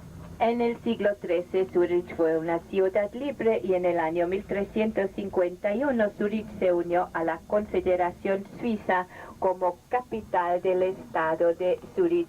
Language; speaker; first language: Spanish; non-native, fluent; German